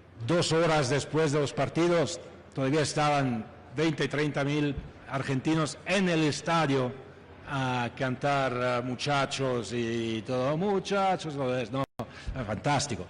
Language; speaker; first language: Spanish; non-native, fluent; Italian